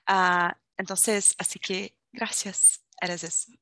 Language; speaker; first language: Spanish; non-native, fluent; Portuguese